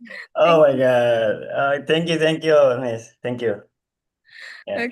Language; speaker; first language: English; non-native, fluent; Indonesian